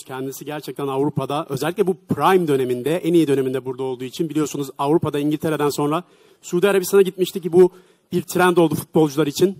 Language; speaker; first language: Turkish; native; Turkish